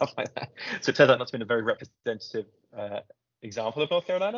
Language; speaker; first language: English; native; English